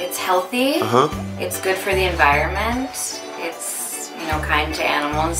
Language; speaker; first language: English; early bilingual, other home language; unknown